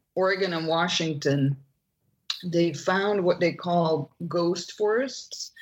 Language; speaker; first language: English; non-native, fluent; Dutch